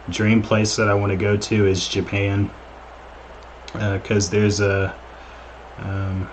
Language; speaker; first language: English; native; English